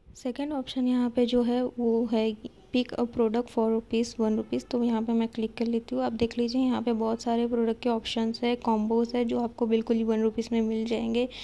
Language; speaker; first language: Hindi; native; Hindi